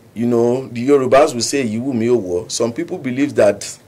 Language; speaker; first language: English; non-native, local second language; Yoruba